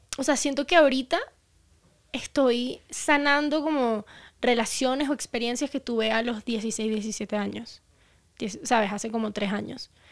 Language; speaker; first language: Spanish; native; Spanish